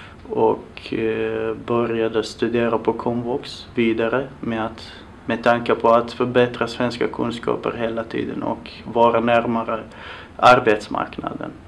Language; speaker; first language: Swedish; non-native, fluent; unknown